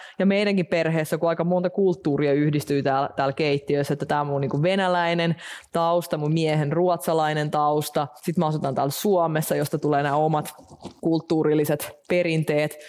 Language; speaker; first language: Finnish; non-native, fluent; Russian